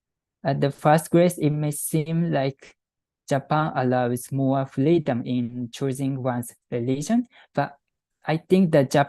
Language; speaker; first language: English; non-native, fluent; Japanese